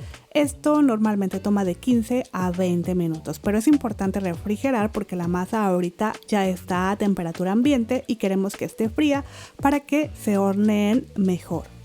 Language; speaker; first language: Spanish; native; Spanish